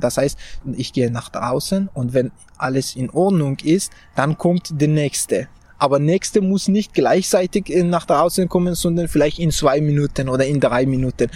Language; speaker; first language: German; non-native, fluent; Persian